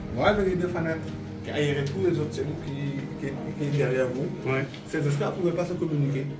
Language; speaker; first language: French; non-native, local second language; Wolof